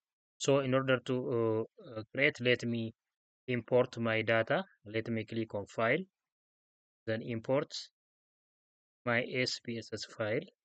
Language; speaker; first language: English; non-native, local second language; Oromo